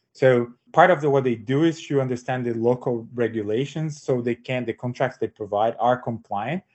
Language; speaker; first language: English; non-native, fluent; Portuguese